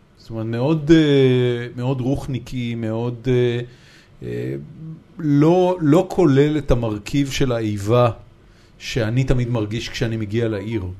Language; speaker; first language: Hebrew; native; Hebrew